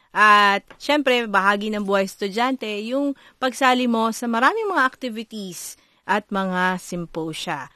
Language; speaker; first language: Filipino; native; Filipino